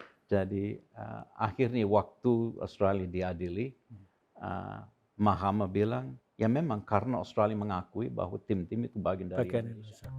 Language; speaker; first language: Indonesian; non-native, fluent; English